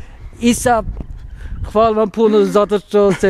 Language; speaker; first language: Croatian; non-native, learner; Norwegian